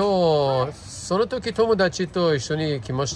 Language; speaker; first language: Japanese; non-native, learner; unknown